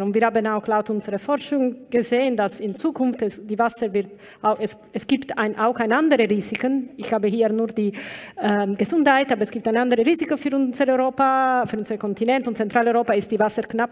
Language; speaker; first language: German; non-native, learner; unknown